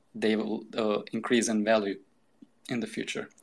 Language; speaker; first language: English; non-native, fluent; Turkish